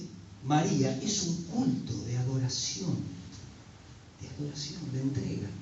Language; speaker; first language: Spanish; native; Spanish